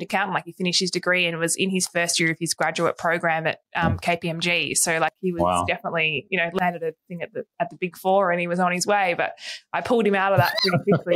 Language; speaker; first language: English; native; English